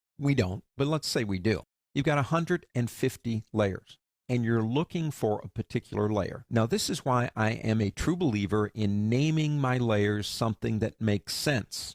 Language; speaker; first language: English; native; English